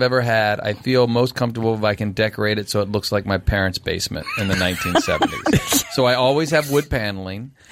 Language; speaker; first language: English; native; English